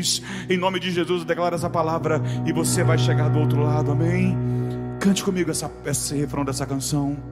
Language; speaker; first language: Portuguese; native; Portuguese